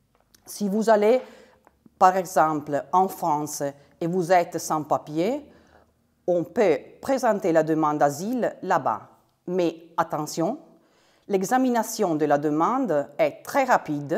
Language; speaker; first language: French; non-native, fluent; Italian